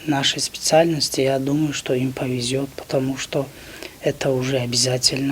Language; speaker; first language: Russian; non-native, local second language; Tajik